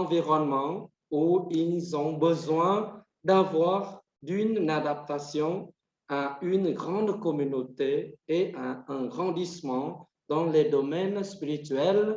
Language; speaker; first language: French; non-native, fluent; Vietnamese